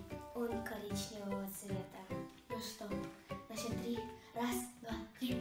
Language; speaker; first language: Russian; native; Russian